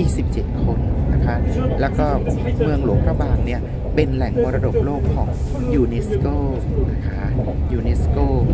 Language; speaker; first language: Thai; native; Thai